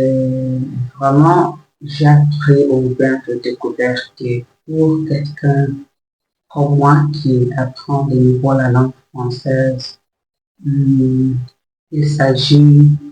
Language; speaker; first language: French; non-native, learner; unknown